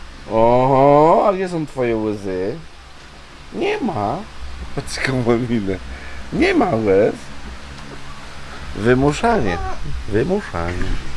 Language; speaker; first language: Polish; native; Polish